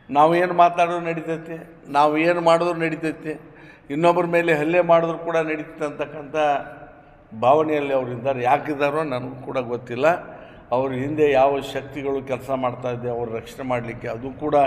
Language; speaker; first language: Kannada; native; Kannada